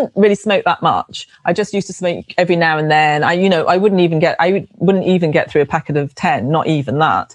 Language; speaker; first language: English; native; English